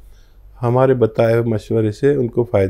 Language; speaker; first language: Hindi; native; Hindi